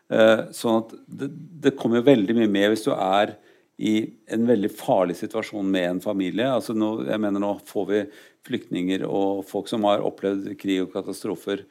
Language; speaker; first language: Norwegian; native; Norwegian